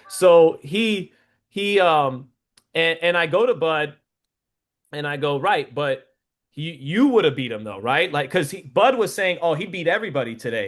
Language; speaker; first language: English; native; English